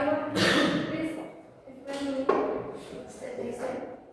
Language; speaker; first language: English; non-native, learner; Indonesian